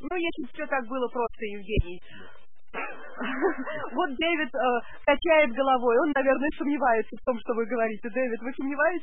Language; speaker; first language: Russian; native; Russian